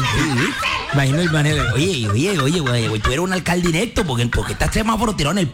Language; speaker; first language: Spanish; native; Spanish